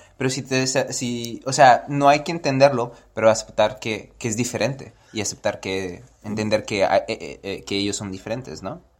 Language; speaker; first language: Spanish; native; Spanish